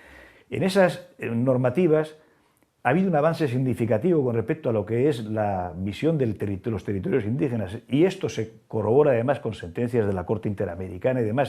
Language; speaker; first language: Spanish; native; Spanish